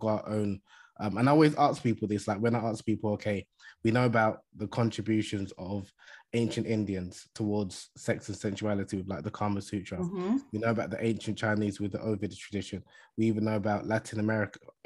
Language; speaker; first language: English; native; English